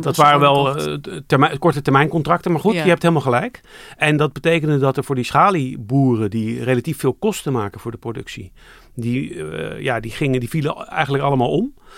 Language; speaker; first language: Dutch; native; Dutch